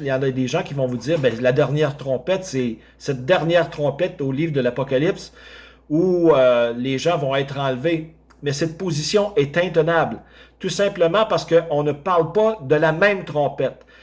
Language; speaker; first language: French; native; French